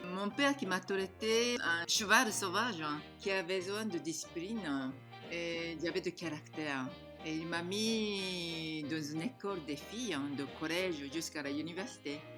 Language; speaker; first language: French; non-native, fluent; Japanese